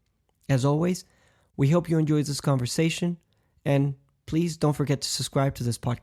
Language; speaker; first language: English; non-native, fluent; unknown